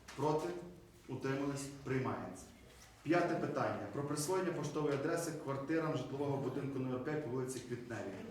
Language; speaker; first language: Ukrainian; native; Ukrainian